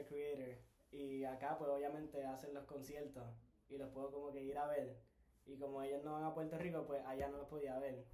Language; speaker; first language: Spanish; native; Spanish